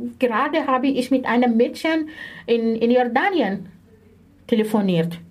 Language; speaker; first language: German; non-native, fluent; Arabic